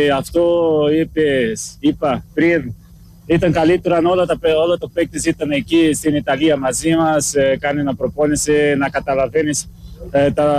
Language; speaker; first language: Greek; non-native, learner; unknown